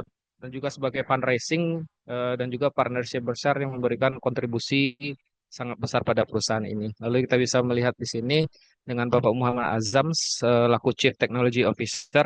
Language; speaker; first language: Indonesian; native; Indonesian